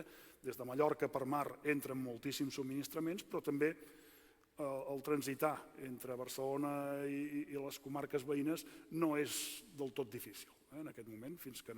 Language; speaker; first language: Catalan; native; Catalan